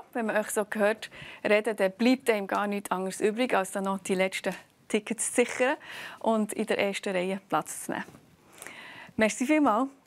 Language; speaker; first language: German; native; German